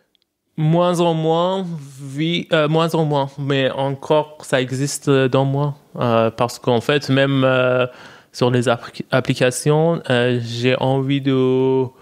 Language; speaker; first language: French; non-native, fluent; Persian